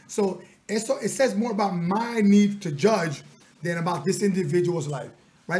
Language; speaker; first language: English; early bilingual, other home language; Spanish